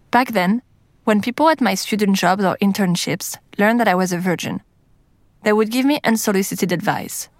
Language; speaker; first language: English; non-native, fluent; French